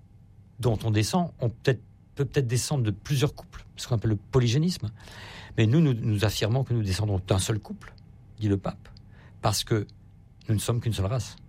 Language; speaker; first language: French; native; French